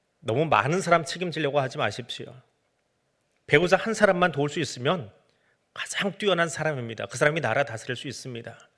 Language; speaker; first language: Korean; native; Korean